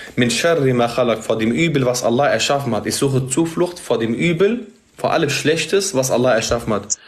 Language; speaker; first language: German; early bilingual, other home language; Arabic